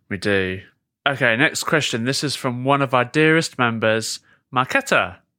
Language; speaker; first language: English; native; English